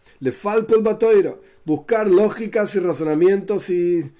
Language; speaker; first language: Spanish; native; Spanish